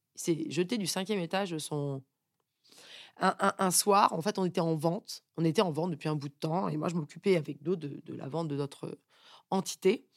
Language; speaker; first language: French; native; French